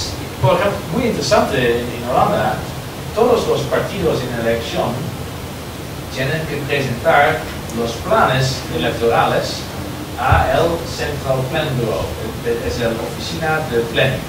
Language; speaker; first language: Spanish; non-native, learner; Dutch